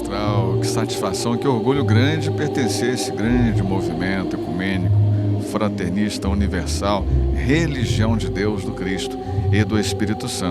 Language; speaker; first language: Portuguese; native; Portuguese